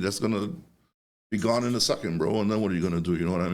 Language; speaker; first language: English; native; English